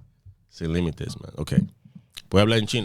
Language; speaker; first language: Spanish; early bilingual, other home language; English